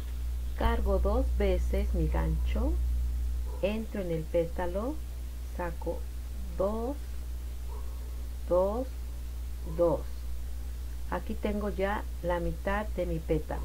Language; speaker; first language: Spanish; native; Spanish